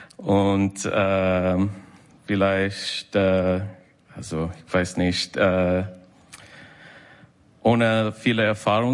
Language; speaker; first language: German; non-native, learner; English